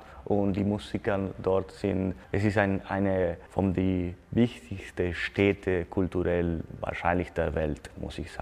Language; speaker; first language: German; non-native, fluent; Spanish